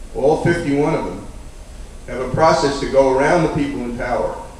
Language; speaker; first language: English; native; English